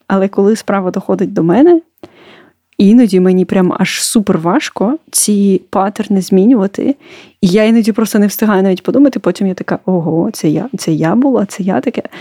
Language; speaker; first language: Ukrainian; non-native, local second language; Russian